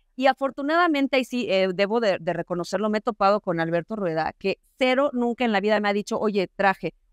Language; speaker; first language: Spanish; native; Spanish